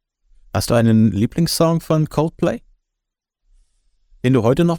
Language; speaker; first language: German; native; German